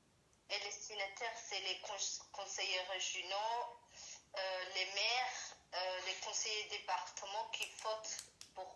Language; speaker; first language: French; non-native, learner; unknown